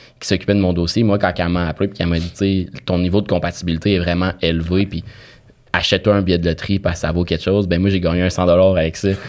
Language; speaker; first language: French; native; French